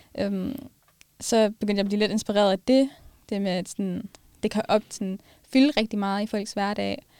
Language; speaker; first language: Danish; early bilingual, other home language; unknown